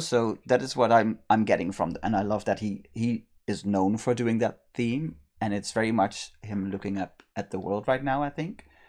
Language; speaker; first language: English; non-native, fluent; Dutch